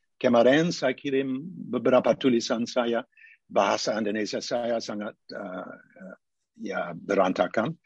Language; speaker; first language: Indonesian; non-native, fluent; English